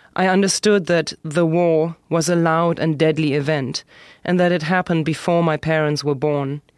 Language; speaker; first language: English; non-native, fluent; German